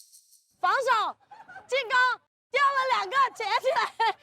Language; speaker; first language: Chinese; native; Chinese